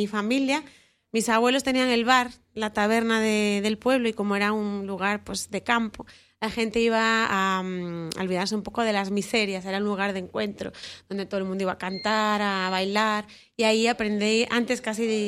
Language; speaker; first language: Spanish; non-native, local second language; Galician